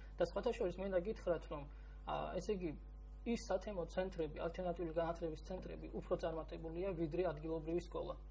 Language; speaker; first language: Georgian; non-native, local second language; Azerbaijani